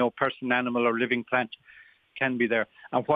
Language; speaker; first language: English; native; English